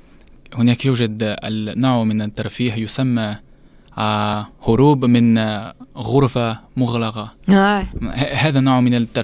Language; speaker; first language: Arabic; non-native, learner; Chinese